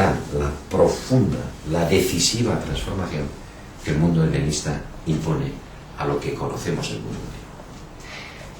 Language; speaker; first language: Spanish; native; Spanish